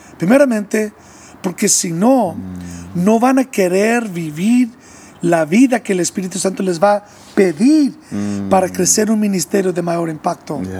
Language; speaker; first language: Spanish; early bilingual, heritage; English